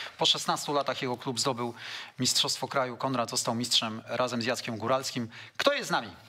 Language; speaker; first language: Polish; native; Polish